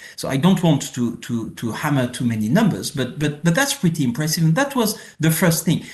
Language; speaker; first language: English; non-native, fluent; French